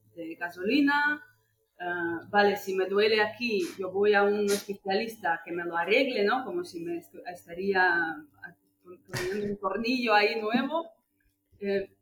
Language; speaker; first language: Spanish; non-native, fluent; Russian